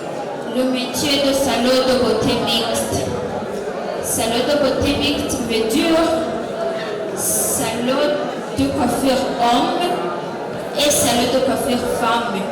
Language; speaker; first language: French; non-native, local second language; Rundi